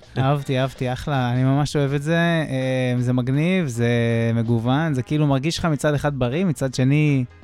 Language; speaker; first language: Hebrew; native; Hebrew